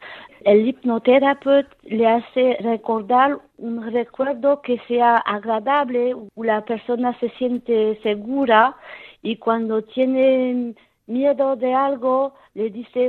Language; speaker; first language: Spanish; non-native, fluent; French